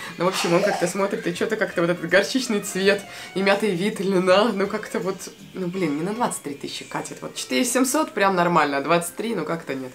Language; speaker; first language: Russian; non-native, local second language; Latvian